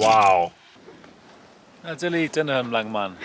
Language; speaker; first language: Chinese; non-native, learner; German